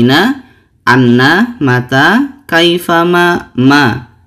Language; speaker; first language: Arabic; non-native, fluent; Indonesian